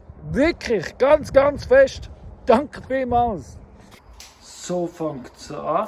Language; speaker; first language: German; non-native, fluent; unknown